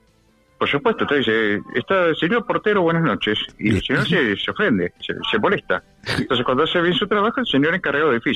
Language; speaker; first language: Spanish; native; Spanish